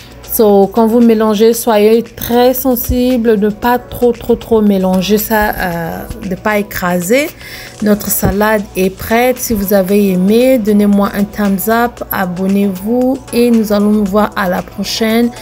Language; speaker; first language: French; non-native, local second language; Lingala